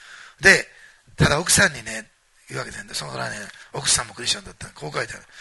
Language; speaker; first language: Japanese; native; Japanese